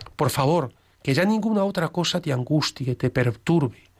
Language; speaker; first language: Spanish; native; Spanish